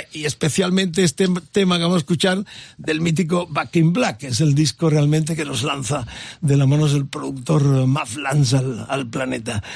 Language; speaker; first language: Spanish; native; Spanish